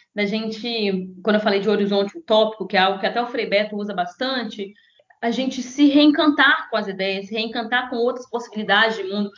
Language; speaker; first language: Portuguese; native; Portuguese